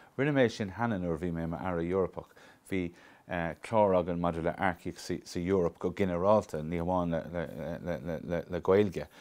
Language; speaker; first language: Irish; non-native, local second language; English